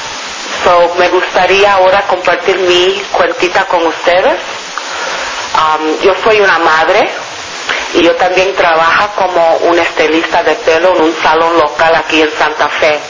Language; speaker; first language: Spanish; non-native, fluent; English